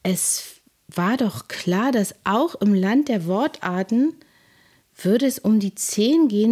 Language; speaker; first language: German; native; German